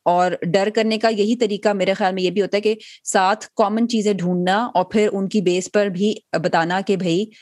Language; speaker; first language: Urdu; native; Urdu